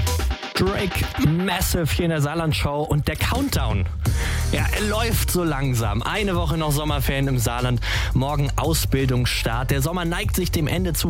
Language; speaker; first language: German; native; German